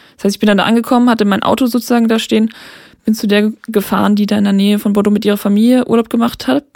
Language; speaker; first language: German; native; German